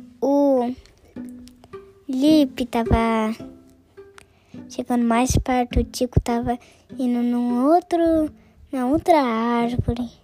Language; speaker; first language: Portuguese; early bilingual, heritage; Portuguese